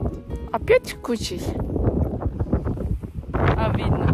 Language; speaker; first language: Russian; non-native, learner; Japanese